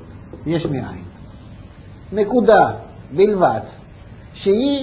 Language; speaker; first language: Hebrew; non-native, fluent; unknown